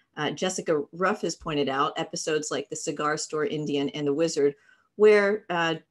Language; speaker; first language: English; native; English